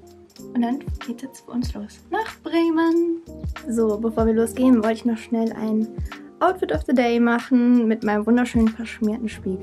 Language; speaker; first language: German; native; German